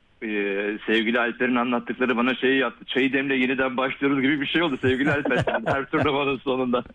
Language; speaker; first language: Turkish; native; Turkish